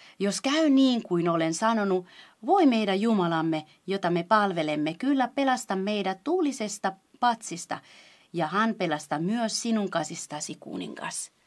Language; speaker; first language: Finnish; non-native, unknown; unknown